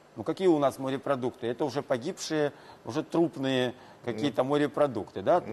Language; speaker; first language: Russian; native; Russian